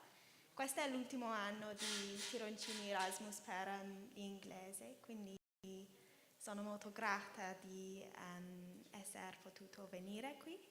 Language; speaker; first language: Italian; non-native, fluent; English